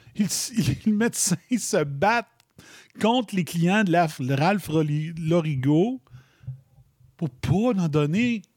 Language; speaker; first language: French; native; French